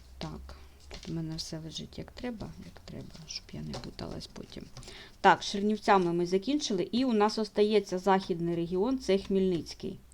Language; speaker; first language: Ukrainian; non-native, local second language; Russian